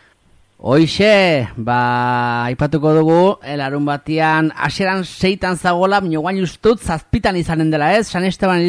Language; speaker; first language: Basque; native; Basque